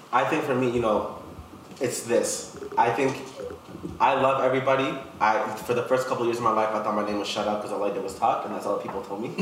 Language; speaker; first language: English; early bilingual, other home language; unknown